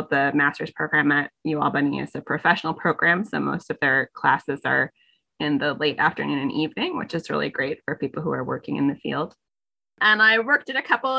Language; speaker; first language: English; native; English